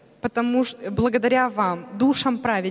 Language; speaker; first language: Russian; native; Russian